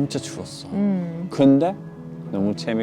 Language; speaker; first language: Korean; non-native, fluent; English